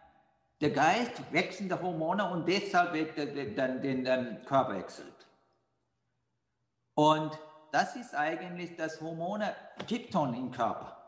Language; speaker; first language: German; non-native, fluent; Sinhala